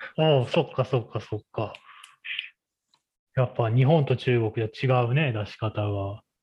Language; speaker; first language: Japanese; native; Japanese